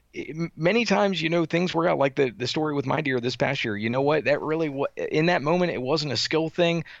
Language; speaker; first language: English; native; English